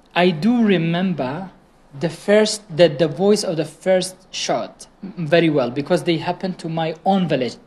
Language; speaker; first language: English; non-native, fluent; Kurdish